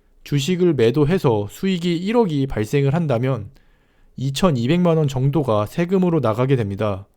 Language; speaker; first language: Korean; native; Korean